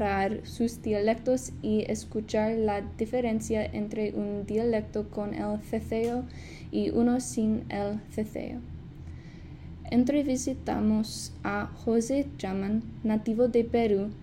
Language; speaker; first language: Spanish; non-native, fluent; English